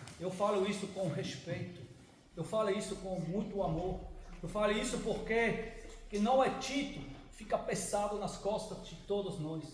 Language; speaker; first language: Portuguese; non-native, fluent; German